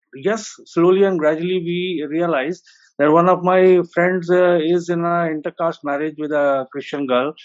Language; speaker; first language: English; non-native, local second language; Hindi